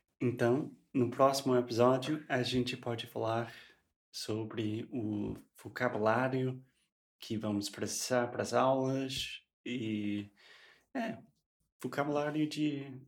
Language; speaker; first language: Portuguese; non-native, fluent; English